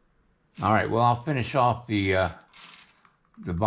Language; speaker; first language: English; native; English